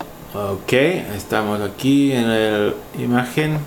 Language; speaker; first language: Spanish; non-native, fluent; English